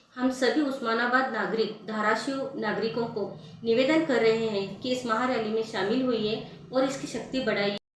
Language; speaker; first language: Hindi; non-native, local second language; Marathi